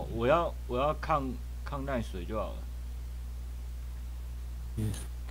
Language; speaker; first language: Chinese; native; Chinese